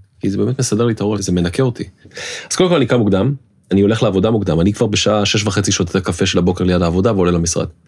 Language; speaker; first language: Hebrew; native; Hebrew